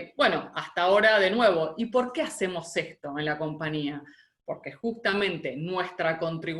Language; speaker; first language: Spanish; native; Spanish